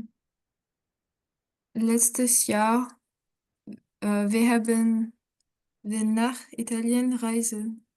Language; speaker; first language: German; non-native, learner; French